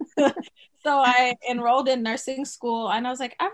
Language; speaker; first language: English; native; English